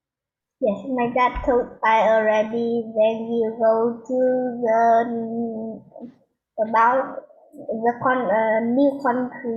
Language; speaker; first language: English; non-native, learner; Vietnamese